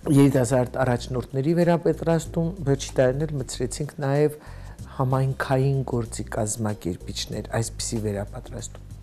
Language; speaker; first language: Armenian; native; Armenian